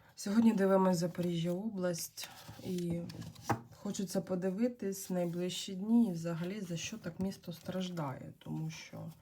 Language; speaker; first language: Ukrainian; non-native, local second language; Russian